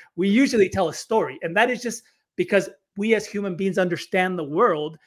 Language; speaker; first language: English; native; English